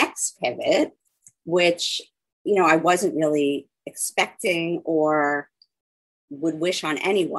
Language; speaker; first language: English; native; English